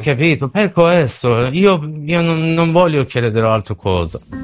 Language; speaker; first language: Italian; non-native, learner; Persian